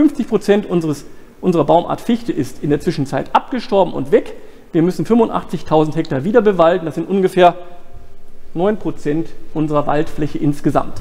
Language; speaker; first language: German; native; German